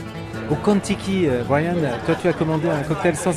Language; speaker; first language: French; native; French